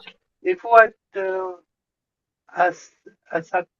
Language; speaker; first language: Hebrew; non-native, learner; French